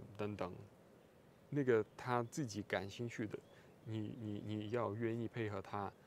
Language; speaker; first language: Chinese; non-native, fluent; Russian